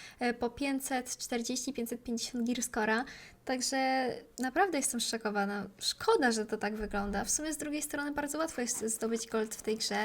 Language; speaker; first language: Polish; native; Polish